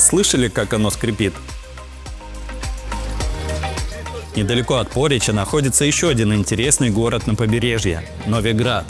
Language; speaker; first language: Russian; native; Russian